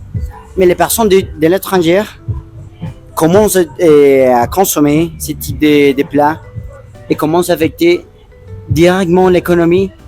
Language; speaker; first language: French; non-native, learner; Spanish